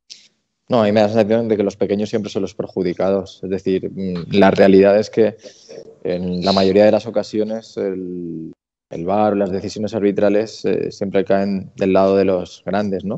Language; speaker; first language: Spanish; native; Spanish